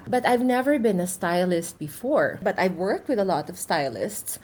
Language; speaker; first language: English; non-native, local second language; Filipino